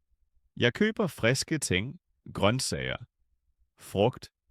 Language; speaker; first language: Danish; non-native, fluent; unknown